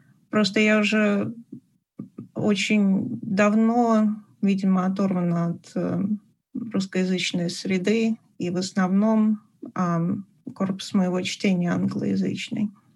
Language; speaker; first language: Russian; native; Russian